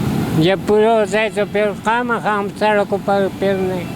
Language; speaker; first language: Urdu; non-native, local second language; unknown